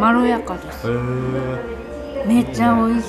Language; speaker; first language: Japanese; native; Japanese